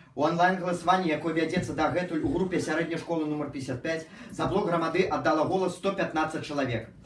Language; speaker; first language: Belarusian; non-native, local second language; Russian